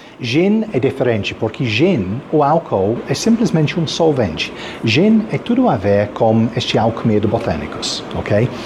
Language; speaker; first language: Portuguese; non-native, fluent; English